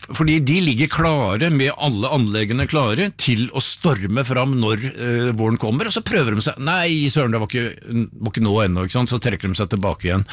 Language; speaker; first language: Norwegian; native; Norwegian